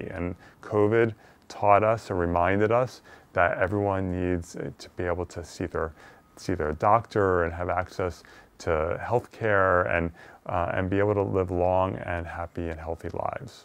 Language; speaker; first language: English; native; English